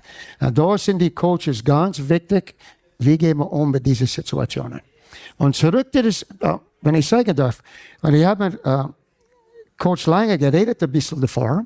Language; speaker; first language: German; non-native, fluent; English